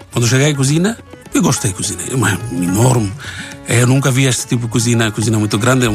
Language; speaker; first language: Portuguese; non-native, learner; Bangla